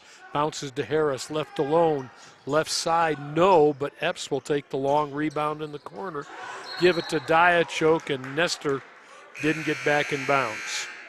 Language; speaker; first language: English; native; English